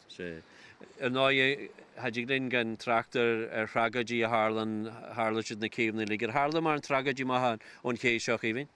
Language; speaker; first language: Irish; native; Irish